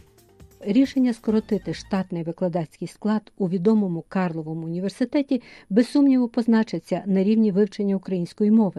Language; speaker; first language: Ukrainian; native; Ukrainian